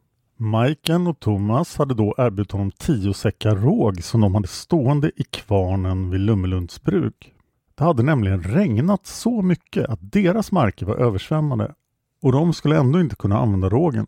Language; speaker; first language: Swedish; native; Swedish